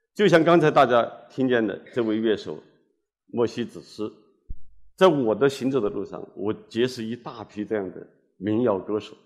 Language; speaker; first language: Chinese; native; Chinese